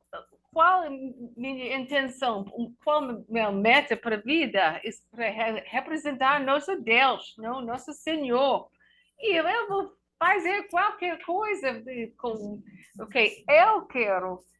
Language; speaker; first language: Portuguese; non-native, learner; English